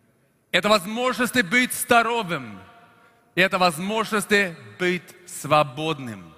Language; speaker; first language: Russian; non-native, fluent; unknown